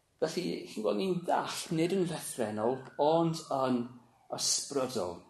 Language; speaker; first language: Welsh; non-native, local second language; English